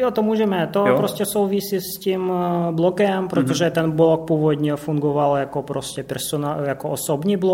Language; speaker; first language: Czech; non-native, fluent; Russian